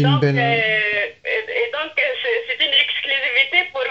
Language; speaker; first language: French; non-native, local second language; Arabic